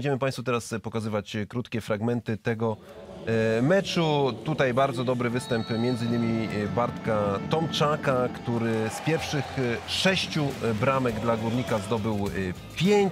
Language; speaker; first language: Polish; native; Polish